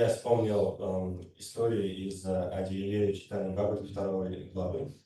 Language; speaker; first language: Russian; native; Russian